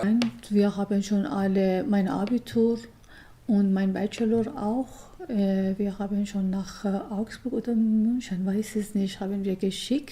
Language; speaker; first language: German; non-native, learner; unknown